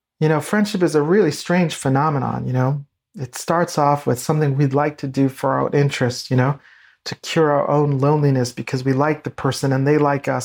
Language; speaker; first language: English; native; English